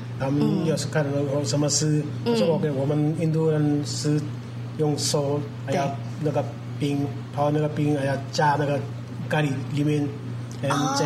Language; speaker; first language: Chinese; non-native, learner; Hindi